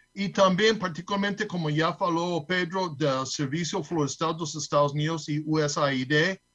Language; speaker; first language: Portuguese; non-native, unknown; English